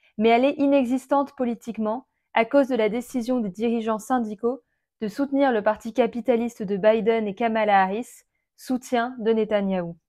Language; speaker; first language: French; native; French